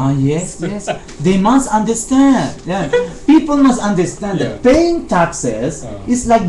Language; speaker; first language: English; non-native, fluent; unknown